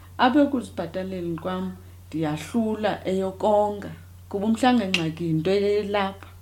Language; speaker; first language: Xhosa; native; Xhosa